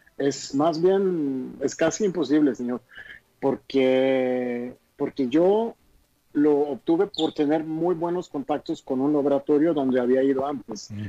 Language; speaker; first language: Spanish; non-native, fluent; Swedish